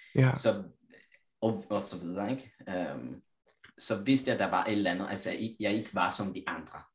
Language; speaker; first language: Danish; non-native, fluent; Italian